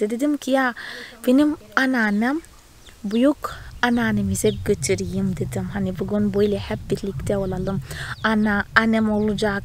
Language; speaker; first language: Turkish; non-native, fluent; Portuguese